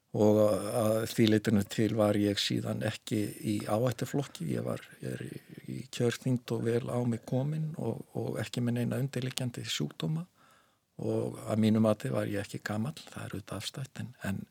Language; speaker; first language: Icelandic; native; Icelandic